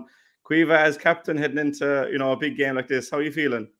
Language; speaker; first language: English; native; English